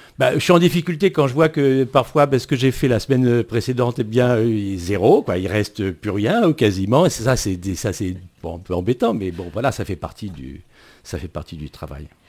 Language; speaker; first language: French; native; French